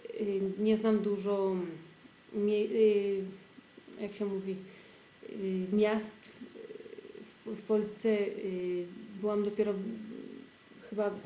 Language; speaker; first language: Polish; early bilingual, heritage; Polish